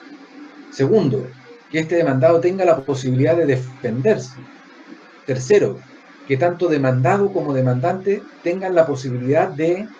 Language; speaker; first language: Spanish; native; Spanish